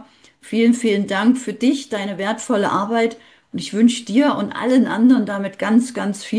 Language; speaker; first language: German; native; German